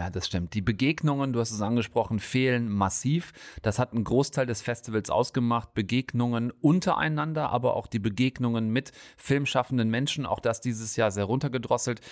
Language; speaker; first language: German; native; German